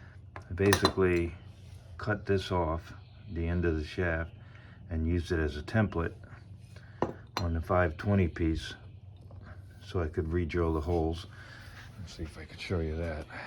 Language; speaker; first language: English; native; English